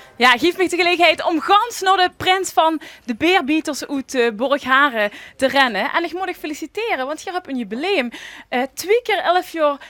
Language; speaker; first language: Dutch; non-native, local second language; Limburgish